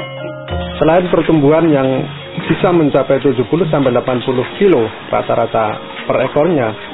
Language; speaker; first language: Indonesian; native; Indonesian